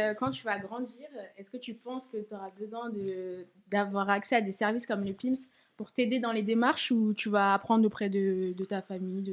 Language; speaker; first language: French; native; French